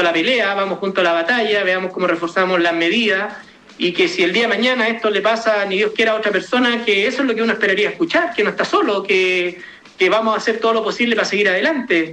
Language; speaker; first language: Spanish; native; Spanish